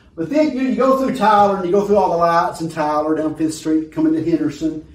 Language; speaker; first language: English; native; English